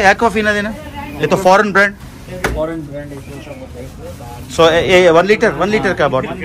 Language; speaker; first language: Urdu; non-native, local second language; Telugu